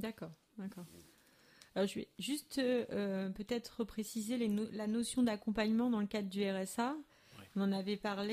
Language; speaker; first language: French; native; French